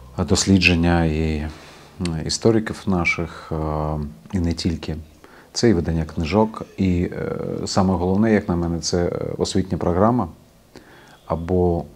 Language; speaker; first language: Ukrainian; non-native, local second language; Crimean Tatar